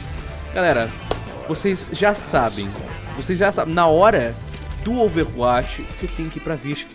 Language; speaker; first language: Portuguese; native; Portuguese